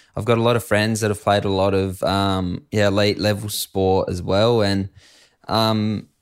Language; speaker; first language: English; native; English